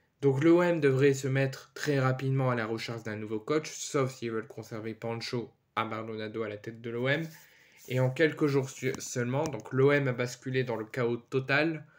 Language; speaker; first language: French; native; French